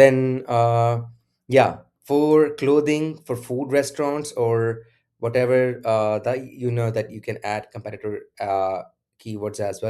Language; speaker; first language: English; non-native, local second language; Urdu